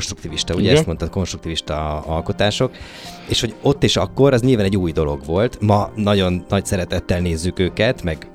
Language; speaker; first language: Hungarian; native; Hungarian